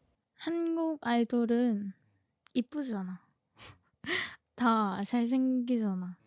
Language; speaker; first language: Korean; non-native, fluent; Thai